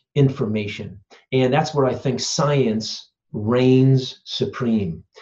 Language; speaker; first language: English; native; English